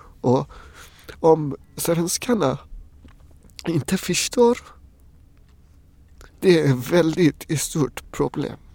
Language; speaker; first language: Swedish; non-native, fluent; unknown